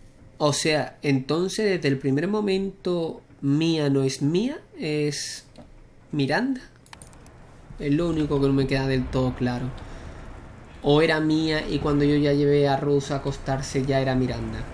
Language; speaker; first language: Spanish; native; Spanish